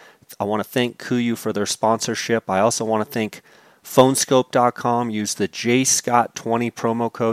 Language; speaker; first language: English; native; English